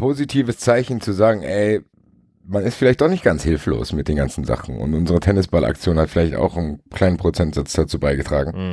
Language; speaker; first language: German; native; German